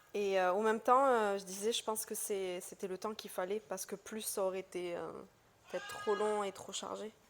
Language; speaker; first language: French; early bilingual, other home language; Portuguese